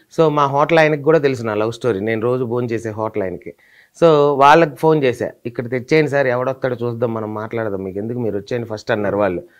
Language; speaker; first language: Telugu; native; Telugu